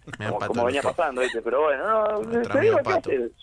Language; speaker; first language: Spanish; native; Spanish